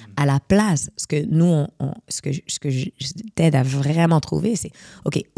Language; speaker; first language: French; native; French